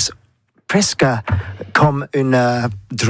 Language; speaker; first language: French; non-native, learner; English